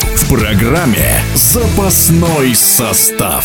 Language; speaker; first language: Russian; native; Russian